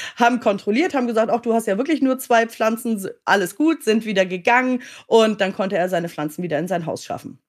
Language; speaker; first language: German; native; German